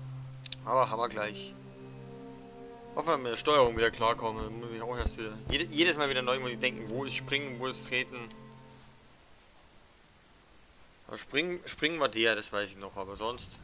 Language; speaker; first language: German; native; German